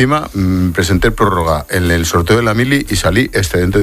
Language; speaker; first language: Spanish; native; Spanish